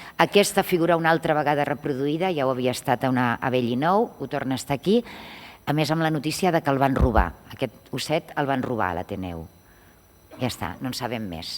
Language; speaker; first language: Catalan; non-native, local second language; Spanish